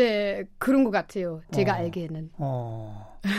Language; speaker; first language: Korean; non-native, fluent; German